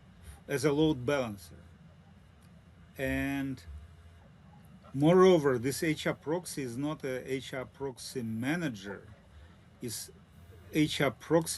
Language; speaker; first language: English; non-native, learner; Russian